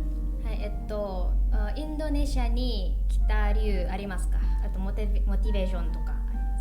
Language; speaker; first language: Japanese; non-native, learner; Indonesian